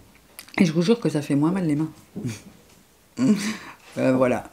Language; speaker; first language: French; native; French